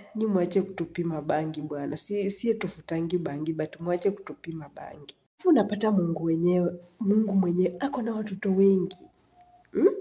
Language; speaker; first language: Swahili; native; Swahili